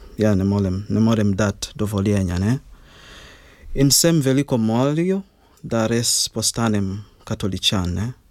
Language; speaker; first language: Slovenian; non-native, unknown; Ganda